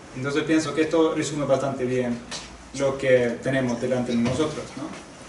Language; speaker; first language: Spanish; non-native, fluent; Swedish